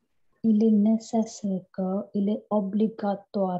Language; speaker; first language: French; non-native, learner; Hindi